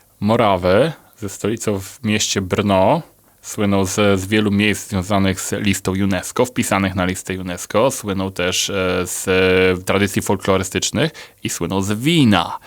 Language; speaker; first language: Polish; native; Polish